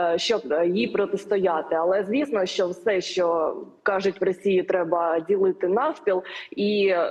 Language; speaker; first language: Ukrainian; native; Ukrainian